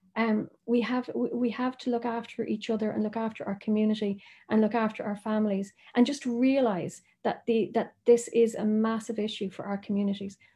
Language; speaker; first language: English; native; English